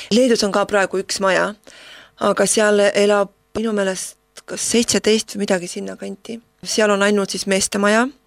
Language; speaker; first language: Estonian; non-native, local second language; Russian